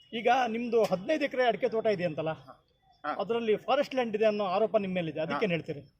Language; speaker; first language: Kannada; native; Kannada